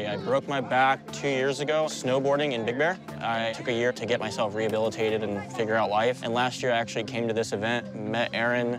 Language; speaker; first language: English; native; English